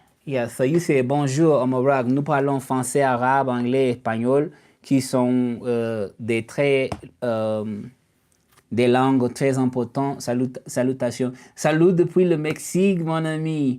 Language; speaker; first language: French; non-native, learner; English